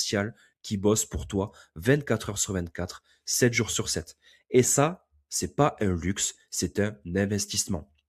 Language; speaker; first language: French; native; French